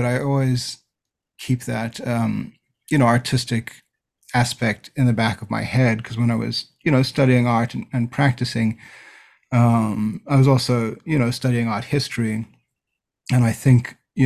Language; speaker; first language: English; native; English